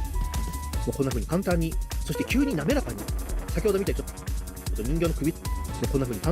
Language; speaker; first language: Japanese; native; Japanese